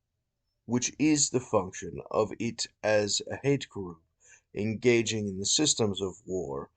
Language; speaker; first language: English; native; English